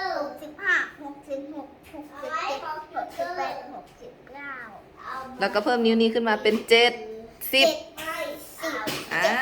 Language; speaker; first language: Thai; native; Thai